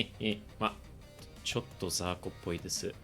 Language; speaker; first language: Japanese; non-native, learner; English